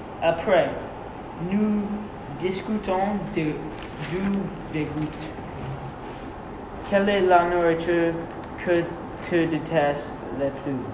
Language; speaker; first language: French; non-native, learner; English